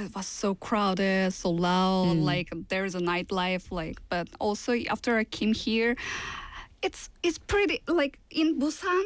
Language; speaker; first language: English; non-native, fluent; Turkish